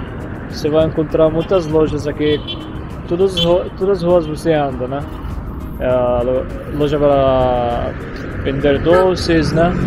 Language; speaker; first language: Portuguese; non-native, fluent; Arabic